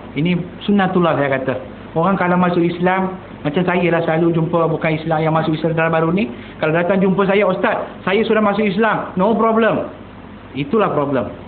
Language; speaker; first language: Malay; non-native, local second language; Tamil